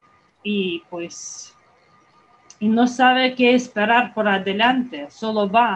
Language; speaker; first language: Spanish; non-native, fluent; Ukrainian